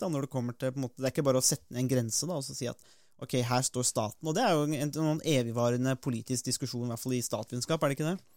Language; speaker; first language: Norwegian; native; Norwegian